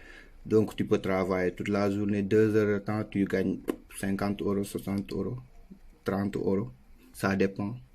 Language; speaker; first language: French; non-native, local second language; Wolof